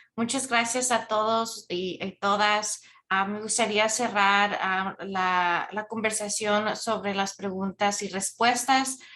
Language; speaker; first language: Spanish; early bilingual, heritage; Spanish